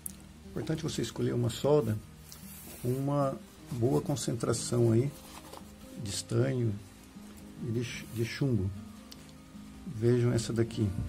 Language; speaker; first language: Portuguese; native; Portuguese